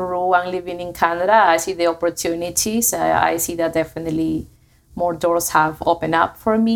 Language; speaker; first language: English; non-native, fluent; Spanish